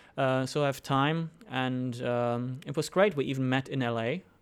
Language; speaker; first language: English; non-native, fluent; German